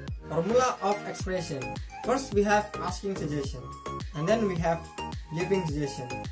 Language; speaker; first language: English; non-native, fluent; Indonesian